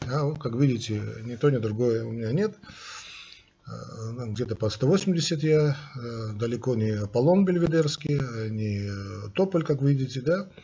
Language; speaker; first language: Russian; non-native, local second language; Armenian